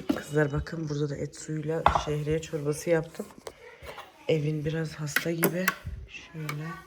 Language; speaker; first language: Turkish; early bilingual, heritage; Turkish